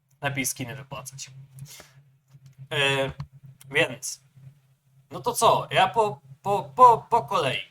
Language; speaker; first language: Polish; native; Polish